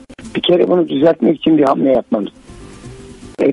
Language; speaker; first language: Turkish; native; Turkish